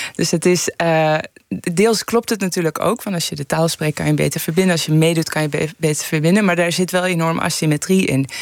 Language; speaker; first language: Dutch; early bilingual, other home language; Persian